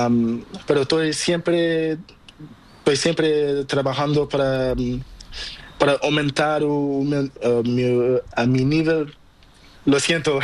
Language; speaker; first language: Spanish; non-native, learner; Portuguese